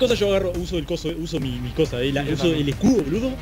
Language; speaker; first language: Spanish; native; Spanish